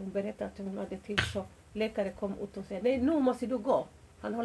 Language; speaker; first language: Swedish; non-native, fluent; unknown